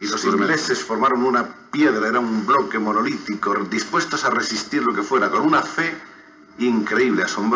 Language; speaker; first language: Spanish; native; Spanish